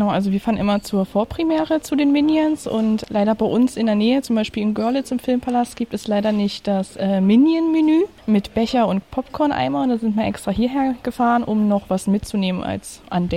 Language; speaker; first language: German; native; German